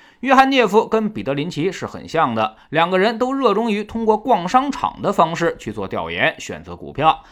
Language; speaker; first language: Chinese; native; Chinese